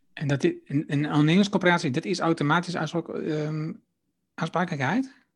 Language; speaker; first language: Dutch; native; Dutch